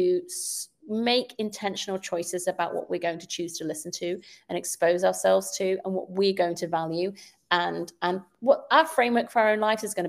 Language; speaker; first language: English; native; English